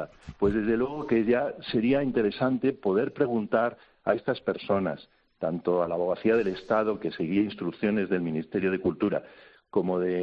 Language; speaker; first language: Spanish; native; Spanish